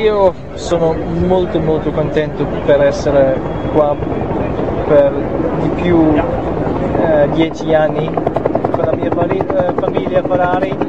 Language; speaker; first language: Italian; non-native, learner; German